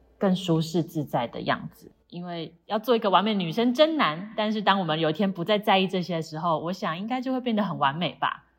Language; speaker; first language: Chinese; native; Chinese